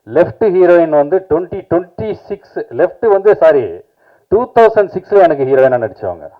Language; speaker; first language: Tamil; native; Tamil